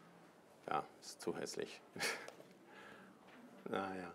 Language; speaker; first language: German; non-native, fluent; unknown